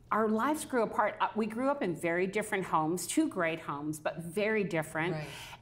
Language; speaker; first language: English; native; English